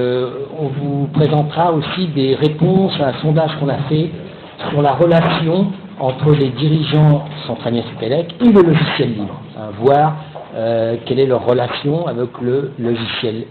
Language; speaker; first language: French; native; French